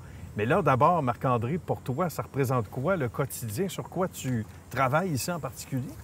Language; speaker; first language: French; native; French